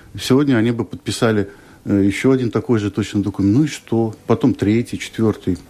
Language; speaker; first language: Russian; native; Russian